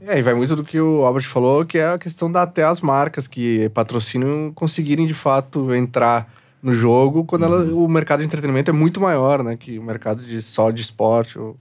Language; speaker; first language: Portuguese; native; Portuguese